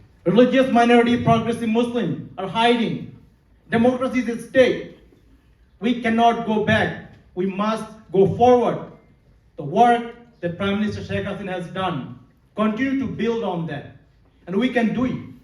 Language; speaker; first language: English; non-native, local second language; Bangla